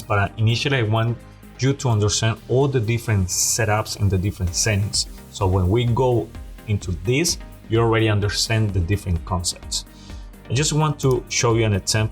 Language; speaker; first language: English; non-native, fluent; Spanish